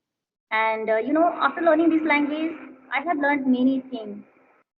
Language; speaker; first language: English; non-native, learner; Hindi